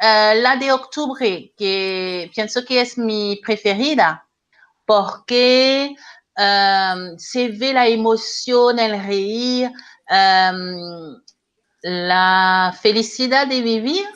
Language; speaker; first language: Spanish; non-native, learner; French